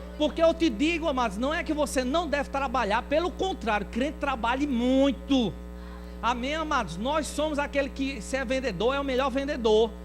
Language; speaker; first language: Portuguese; native; Portuguese